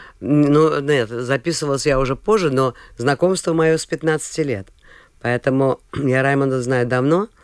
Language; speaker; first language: Russian; non-native, local second language; Latvian